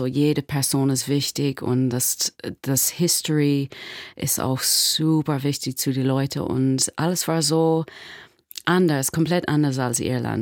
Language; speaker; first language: German; non-native, learner; English